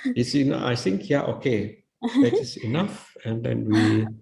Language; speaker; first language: English; non-native, fluent; Indonesian